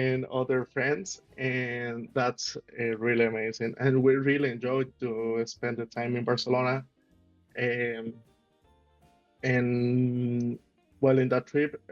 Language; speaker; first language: English; non-native, learner; Spanish